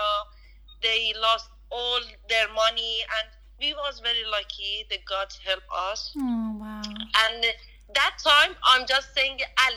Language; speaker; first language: English; non-native, learner; Persian